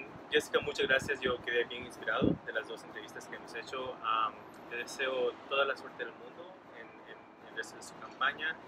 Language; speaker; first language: Spanish; early bilingual, other home language; English